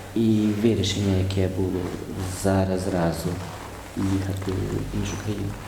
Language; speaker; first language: Ukrainian; early bilingual, heritage; Ukrainian